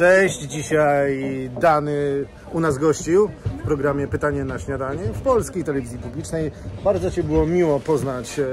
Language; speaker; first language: Polish; native; Polish